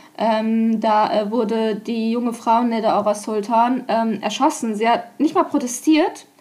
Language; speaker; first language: German; native; German